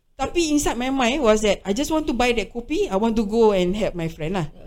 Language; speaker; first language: English; non-native, local second language; Malay